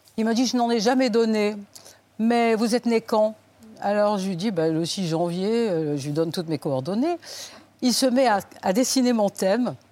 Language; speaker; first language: French; native; French